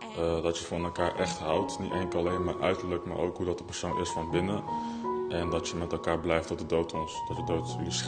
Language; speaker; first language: Dutch; native; Dutch